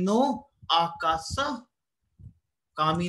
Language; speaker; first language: Spanish; non-native, fluent; Hindi